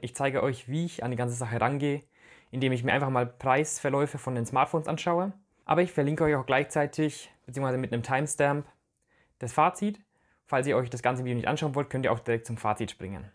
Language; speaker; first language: German; native; German